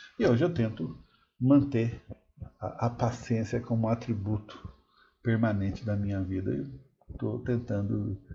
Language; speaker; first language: Portuguese; native; Portuguese